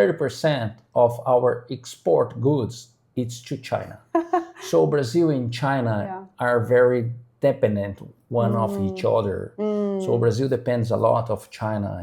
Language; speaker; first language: English; non-native, fluent; Portuguese